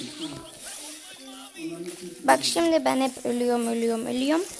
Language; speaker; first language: Turkish; early bilingual, heritage; Turkish